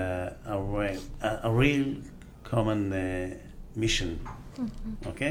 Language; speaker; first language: English; non-native, fluent; Aramaic